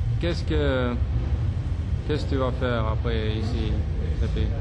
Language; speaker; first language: French; non-native, fluent; Swedish